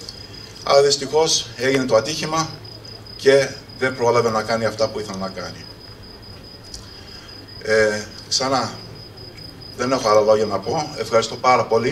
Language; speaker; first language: Greek; early bilingual, heritage; English